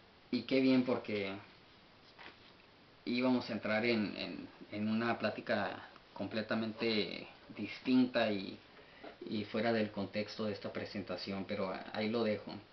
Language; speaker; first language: Spanish; native; Spanish